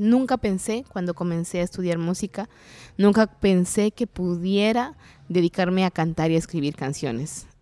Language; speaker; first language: Spanish; non-native, local second language; Kaqchikel